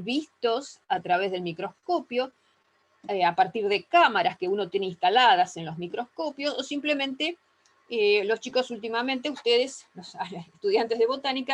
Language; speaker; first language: Spanish; native; Spanish